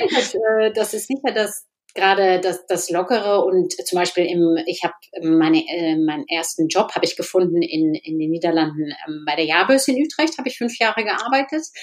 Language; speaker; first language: German; native; German